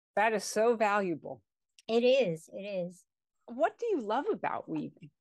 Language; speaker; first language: English; native; English